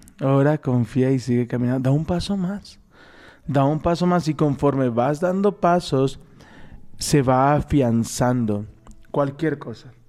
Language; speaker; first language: Spanish; native; Spanish